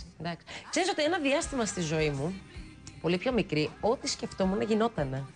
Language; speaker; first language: Greek; early bilingual, heritage; Greek